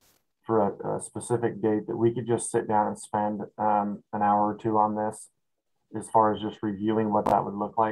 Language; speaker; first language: English; native; English